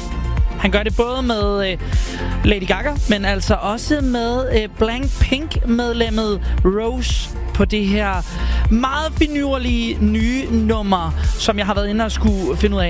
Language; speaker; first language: Danish; native; Danish